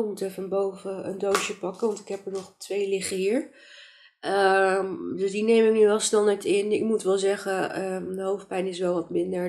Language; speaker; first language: Dutch; native; Dutch